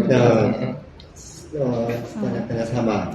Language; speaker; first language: Indonesian; non-native, learner; Korean